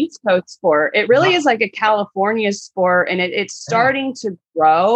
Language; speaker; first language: English; native; English